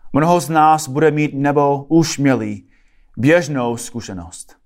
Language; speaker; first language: Czech; non-native, fluent; English